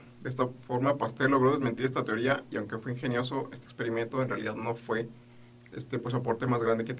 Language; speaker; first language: Spanish; native; Spanish